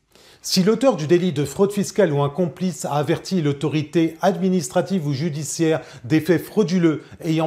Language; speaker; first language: French; native; French